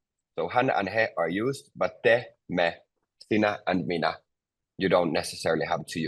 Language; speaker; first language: English; non-native, fluent; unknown